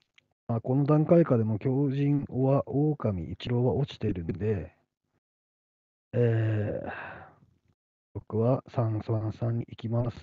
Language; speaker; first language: Japanese; native; Japanese